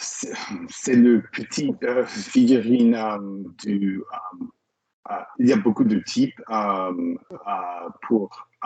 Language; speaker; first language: French; non-native, learner; English